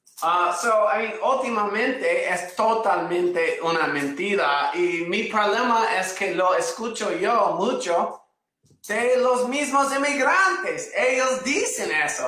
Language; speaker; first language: Spanish; non-native, fluent; English